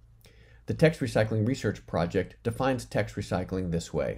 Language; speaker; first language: English; native; English